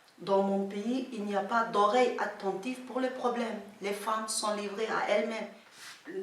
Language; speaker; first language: French; non-native, local second language; Somali